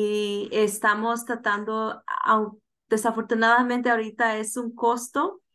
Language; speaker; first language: Spanish; early bilingual, heritage; Spanish